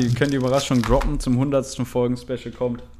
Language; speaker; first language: German; native; German